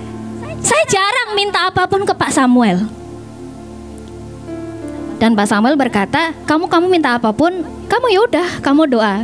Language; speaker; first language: Indonesian; native; Indonesian